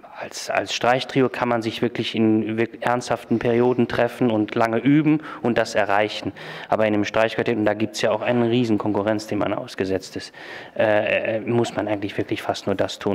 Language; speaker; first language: German; native; German